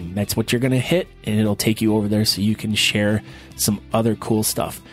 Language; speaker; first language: English; native; English